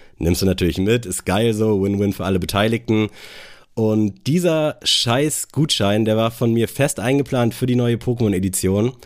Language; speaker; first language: German; native; German